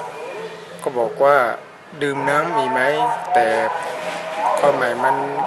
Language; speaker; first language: Thai; non-native, fluent; Burmese